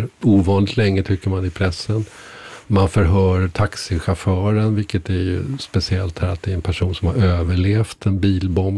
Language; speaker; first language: Swedish; native; Swedish